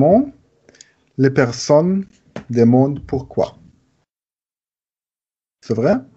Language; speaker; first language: French; non-native, learner; German